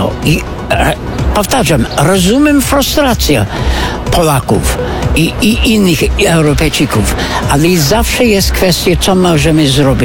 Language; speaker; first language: Polish; non-native, fluent; English